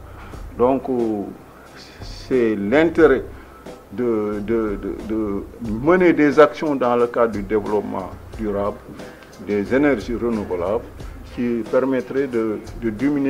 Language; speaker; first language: French; non-native, local second language; Wolof